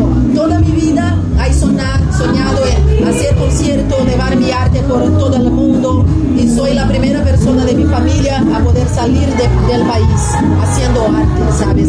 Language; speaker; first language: Spanish; non-native, fluent; Portuguese